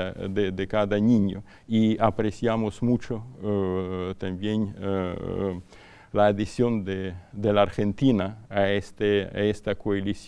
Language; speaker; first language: Spanish; non-native, fluent; Ukrainian